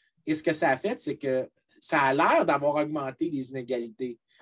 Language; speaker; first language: French; native; French